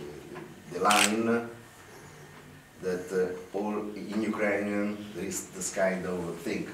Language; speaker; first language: English; non-native, learner; Italian